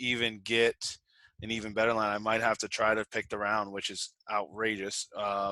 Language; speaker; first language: English; native; English